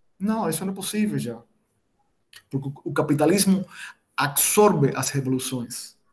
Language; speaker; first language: Portuguese; non-native, fluent; Spanish